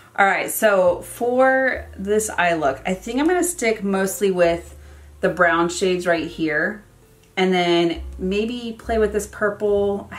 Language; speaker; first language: English; native; English